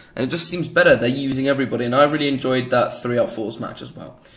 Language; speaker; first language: English; native; English